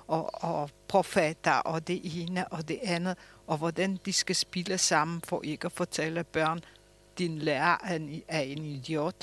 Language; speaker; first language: Danish; non-native, fluent; Polish